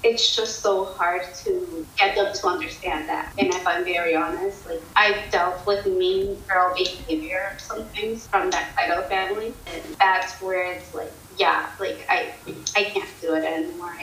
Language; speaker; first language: English; early bilingual, other home language; Spanish